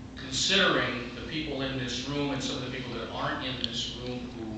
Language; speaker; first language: English; native; English